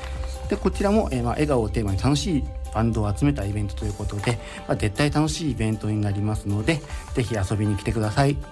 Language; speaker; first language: Japanese; native; Japanese